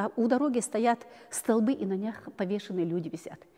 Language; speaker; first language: Russian; non-native, local second language; Chechen